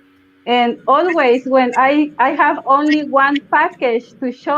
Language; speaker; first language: English; non-native, learner; Spanish